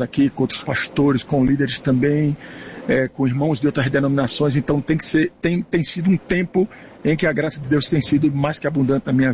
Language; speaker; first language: Portuguese; native; Portuguese